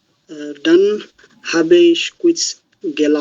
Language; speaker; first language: German; non-native, learner; Bangla